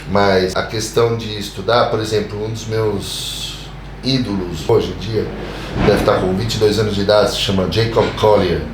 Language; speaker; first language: Portuguese; native; Portuguese